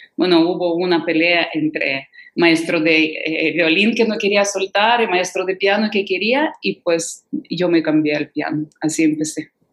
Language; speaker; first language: Spanish; non-native, fluent; Russian